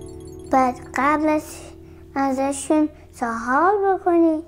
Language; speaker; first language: Persian; early bilingual, heritage; Persian